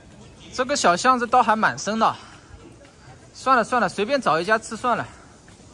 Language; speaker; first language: Chinese; non-native, local second language; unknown